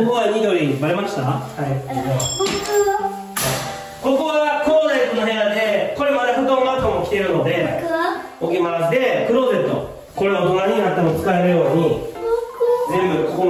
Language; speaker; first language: Japanese; native; Japanese